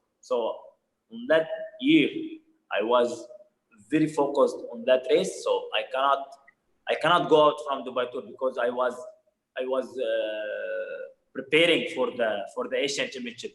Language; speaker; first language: English; non-native, fluent; Arabic